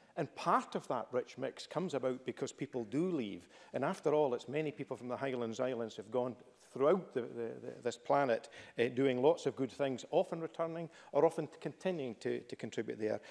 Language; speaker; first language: English; native; English